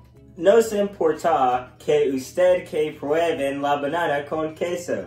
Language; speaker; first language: Spanish; non-native, learner; English